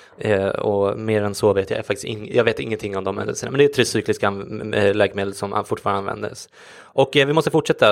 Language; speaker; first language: Swedish; native; Swedish